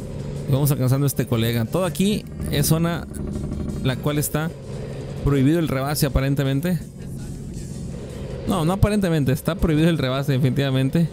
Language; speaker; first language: Spanish; native; Spanish